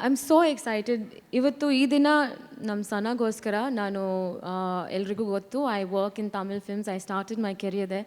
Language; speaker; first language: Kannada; non-native, learner; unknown